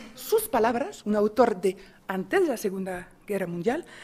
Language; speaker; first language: Spanish; non-native, fluent; French